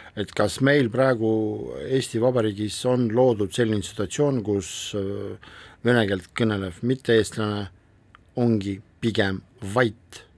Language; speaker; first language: Estonian; non-native, local second language; Russian